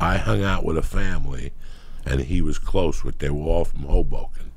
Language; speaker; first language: English; native; English